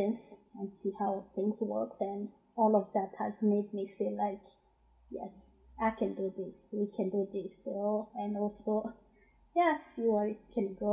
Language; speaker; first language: English; non-native, fluent; Rundi